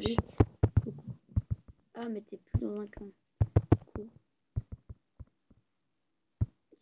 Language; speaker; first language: French; native; French